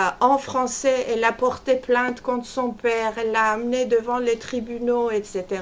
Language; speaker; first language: French; non-native, fluent; Persian